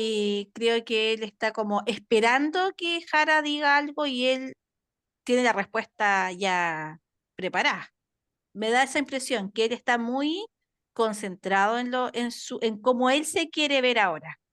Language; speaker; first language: Spanish; native; Spanish